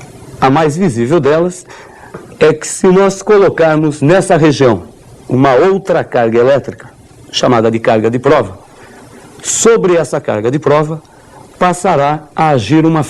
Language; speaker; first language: Portuguese; native; Portuguese